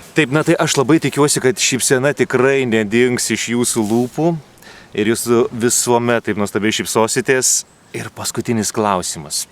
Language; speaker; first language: Lithuanian; native; Lithuanian